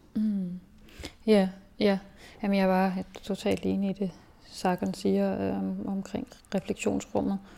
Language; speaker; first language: Danish; native; Danish